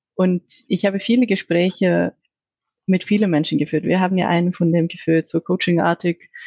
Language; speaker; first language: German; non-native, fluent; Icelandic